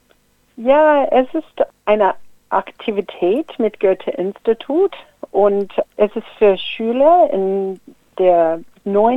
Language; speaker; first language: German; non-native, fluent; English